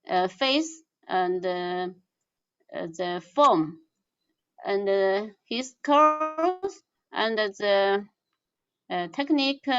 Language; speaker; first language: English; non-native, learner; Chinese